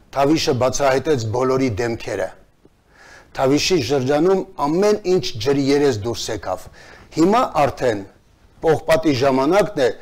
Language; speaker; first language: Armenian; native; Armenian